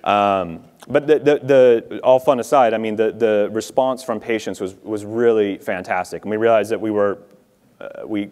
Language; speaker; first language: English; native; English